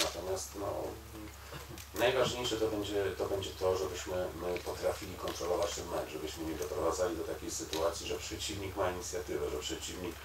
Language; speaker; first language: Polish; native; Polish